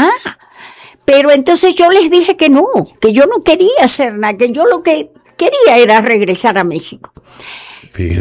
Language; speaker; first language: Spanish; native; Spanish